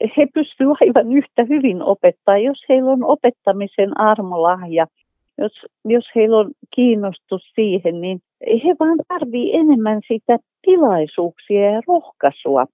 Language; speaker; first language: Finnish; native; Finnish